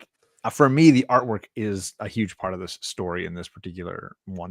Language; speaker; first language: English; native; English